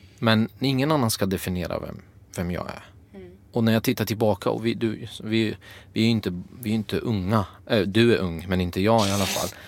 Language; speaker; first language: Swedish; early bilingual, other home language; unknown